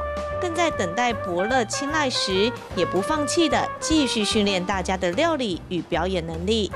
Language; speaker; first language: Chinese; native; Chinese